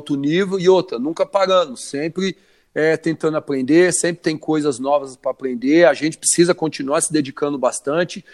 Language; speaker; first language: Portuguese; native; Portuguese